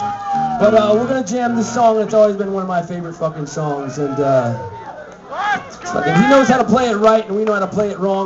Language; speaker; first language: English; native; English